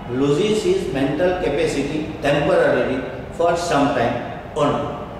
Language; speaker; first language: English; non-native, local second language; Gujarati